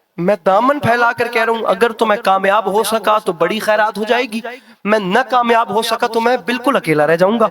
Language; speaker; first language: Urdu; non-native, local second language; Punjabi